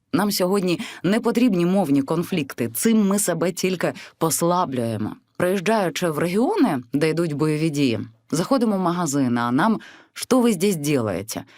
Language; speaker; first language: Ukrainian; native; Ukrainian